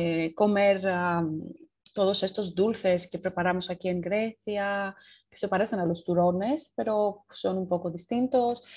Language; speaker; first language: Spanish; non-native, fluent; Greek